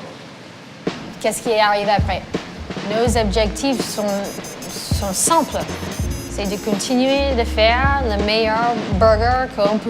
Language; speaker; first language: French; non-native, fluent; English